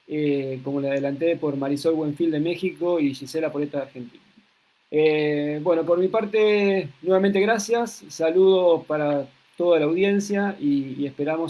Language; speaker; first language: Spanish; native; Spanish